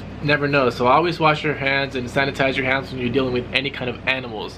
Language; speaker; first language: English; native; English